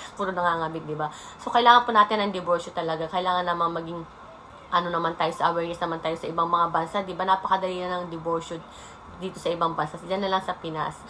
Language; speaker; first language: Filipino; native; Filipino